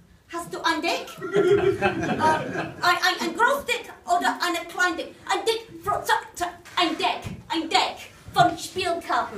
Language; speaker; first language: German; non-native, learner; English